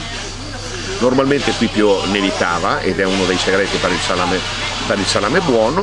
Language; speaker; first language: Italian; native; Italian